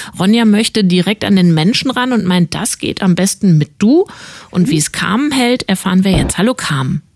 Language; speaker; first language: German; native; German